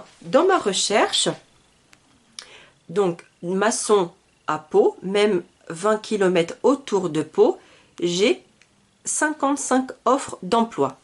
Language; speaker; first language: French; native; French